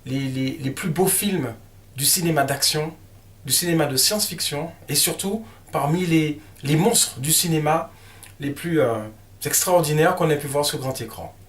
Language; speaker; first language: French; native; French